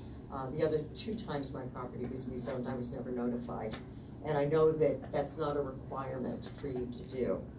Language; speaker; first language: English; native; English